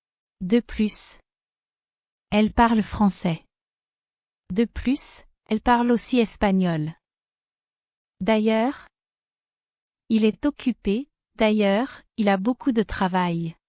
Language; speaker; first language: French; non-native, fluent; Spanish